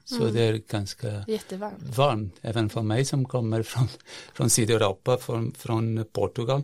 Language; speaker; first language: Swedish; non-native, fluent; Portuguese